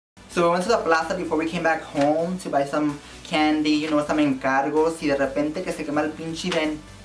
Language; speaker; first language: English; early bilingual, other home language; Spanish